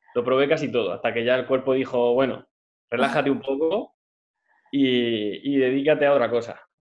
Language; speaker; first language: Spanish; native; Spanish